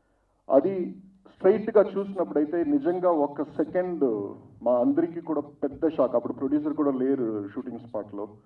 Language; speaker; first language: Telugu; non-native, fluent; Tamil